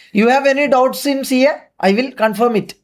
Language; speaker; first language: English; non-native, learner; Malayalam